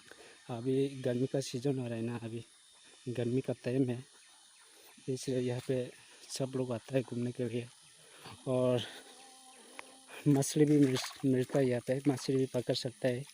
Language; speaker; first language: Hindi; non-native, local second language; Kok Borok